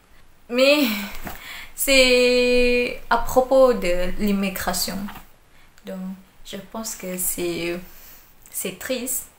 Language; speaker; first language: French; non-native, learner; Malay